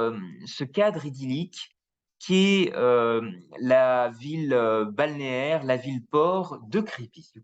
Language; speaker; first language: French; native; French